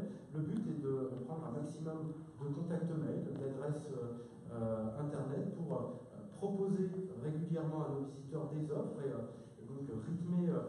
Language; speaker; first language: French; native; French